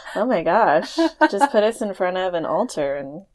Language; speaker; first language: English; native; English